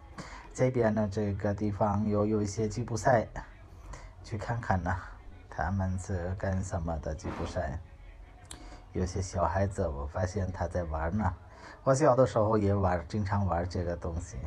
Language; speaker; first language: Chinese; non-native, learner; Hindi